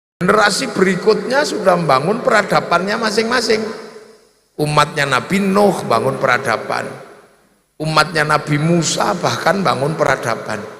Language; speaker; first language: Indonesian; non-native, local second language; Javanese